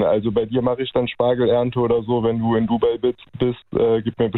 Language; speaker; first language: German; native; German